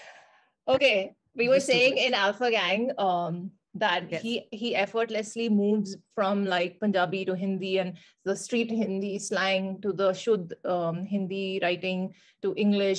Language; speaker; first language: English; non-native, local second language; Hindi